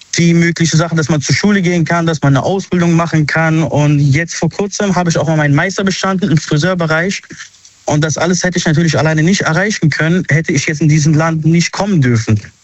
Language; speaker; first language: German; early bilingual, other home language; Arabic